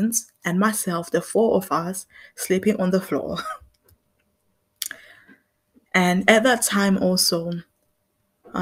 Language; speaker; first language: English; non-native, local second language; Shona